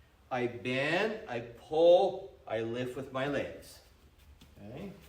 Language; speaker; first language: English; native; English